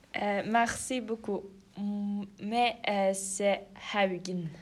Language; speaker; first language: French; non-native, learner; Norwegian